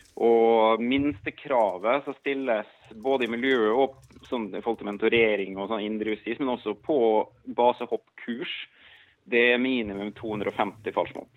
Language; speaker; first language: Norwegian; native; Norwegian